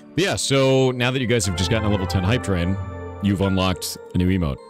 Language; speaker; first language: English; native; English